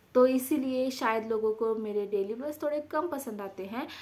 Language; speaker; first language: Hindi; non-native, local second language; Konkani